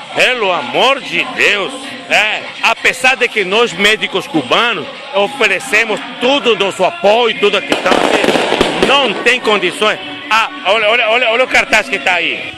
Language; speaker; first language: Portuguese; non-native, fluent; Spanish